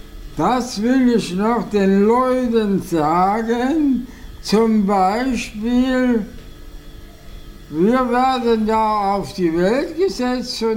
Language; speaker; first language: German; non-native, local second language; Swiss German